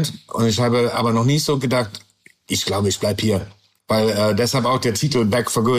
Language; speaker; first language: German; non-native, learner; English